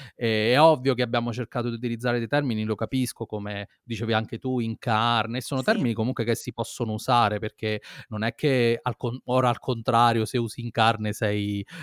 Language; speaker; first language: Italian; native; Italian